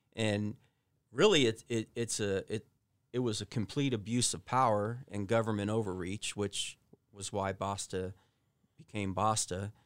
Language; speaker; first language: English; early bilingual, other home language; Italian